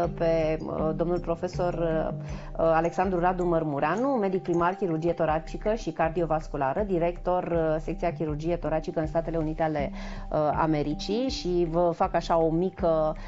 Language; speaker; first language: Romanian; native; Romanian